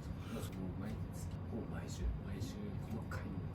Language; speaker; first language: Japanese; native; Japanese